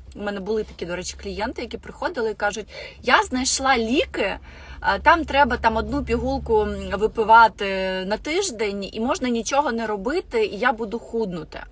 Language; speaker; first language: Ukrainian; non-native, local second language; Russian